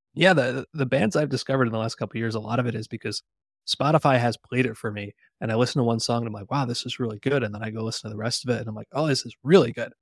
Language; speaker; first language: English; native; English